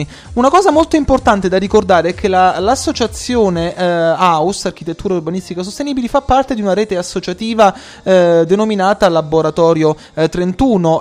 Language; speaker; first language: Italian; native; Italian